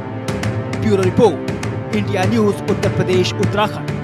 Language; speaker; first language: Hindi; native; Hindi